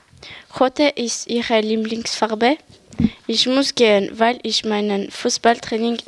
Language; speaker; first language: German; non-native, learner; French